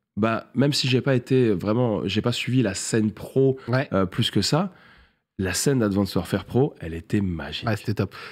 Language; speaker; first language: French; native; French